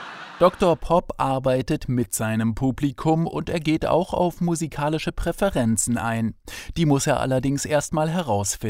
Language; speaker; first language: German; native; German